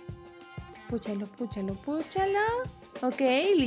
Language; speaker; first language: Spanish; native; Spanish